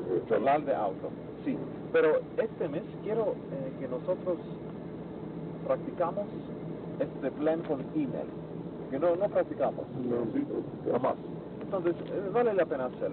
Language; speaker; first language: Spanish; non-native, fluent; English